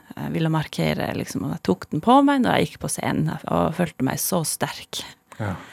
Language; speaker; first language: Norwegian; non-native, local second language; Northern Sami